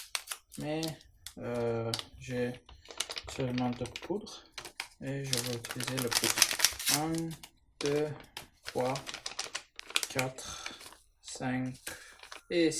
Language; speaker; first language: French; non-native, learner; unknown